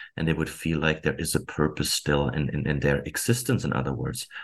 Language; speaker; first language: English; non-native, fluent; German